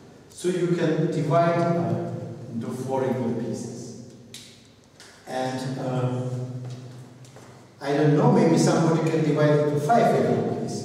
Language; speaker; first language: English; non-native, fluent; Russian